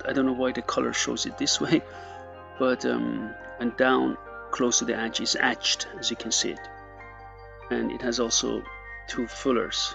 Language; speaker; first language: English; non-native, fluent; Persian